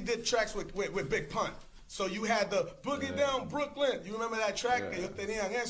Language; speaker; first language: English; early bilingual, other home language; Spanish